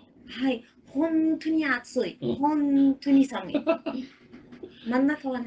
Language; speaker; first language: Japanese; non-native, learner; Arabic